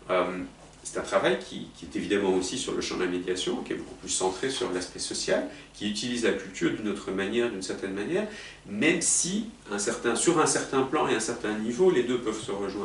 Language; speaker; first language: French; native; French